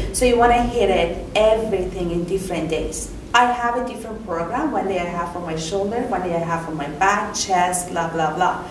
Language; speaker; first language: English; non-native, fluent; Persian